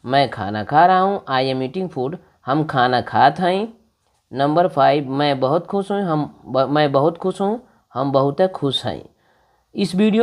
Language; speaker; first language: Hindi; non-native, local second language; Bhojpuri